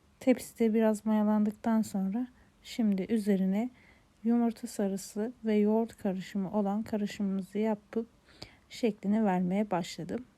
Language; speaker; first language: Turkish; native; Turkish